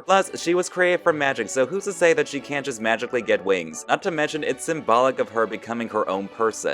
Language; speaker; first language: English; native; English